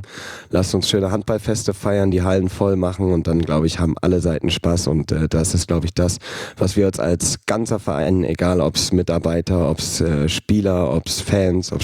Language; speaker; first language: German; native; German